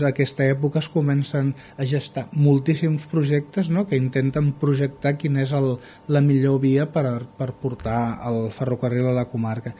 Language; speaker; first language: Catalan; native; Catalan